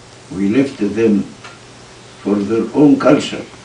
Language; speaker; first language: English; non-native, fluent; Arabic